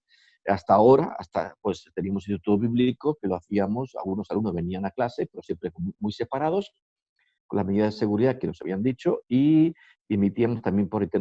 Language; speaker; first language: Spanish; native; Spanish